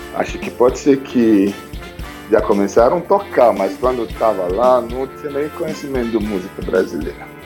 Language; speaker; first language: Portuguese; non-native, fluent; Igbo